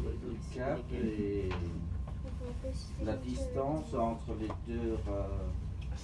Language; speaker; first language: French; non-native, fluent; Vietnamese